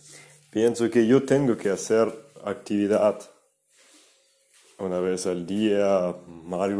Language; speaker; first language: Spanish; non-native, fluent; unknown